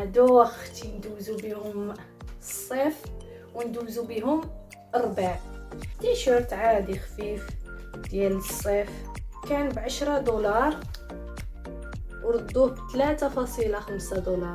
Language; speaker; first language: Arabic; native; Arabic